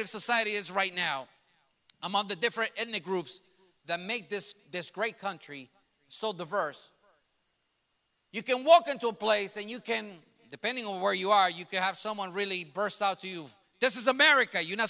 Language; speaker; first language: English; early bilingual, other home language; Spanish